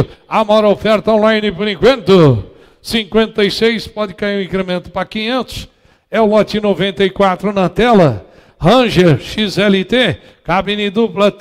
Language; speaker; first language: Portuguese; native; Portuguese